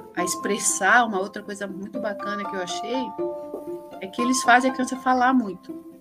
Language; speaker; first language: Portuguese; early bilingual, other home language; Spanish